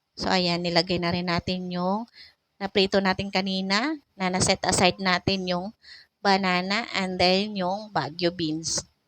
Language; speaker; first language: Filipino; non-native, local second language; Cebuano